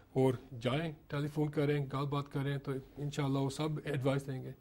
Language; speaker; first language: Urdu; early bilingual, heritage; Urdu